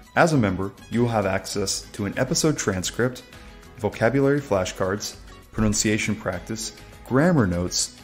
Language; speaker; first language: English; native; English